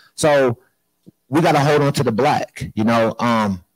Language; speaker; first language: English; native; English